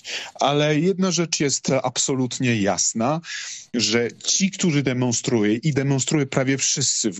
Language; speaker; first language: Polish; non-native, fluent; Georgian